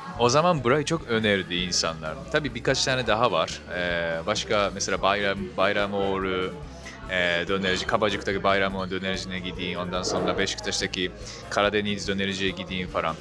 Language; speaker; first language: Turkish; non-native, fluent; Japanese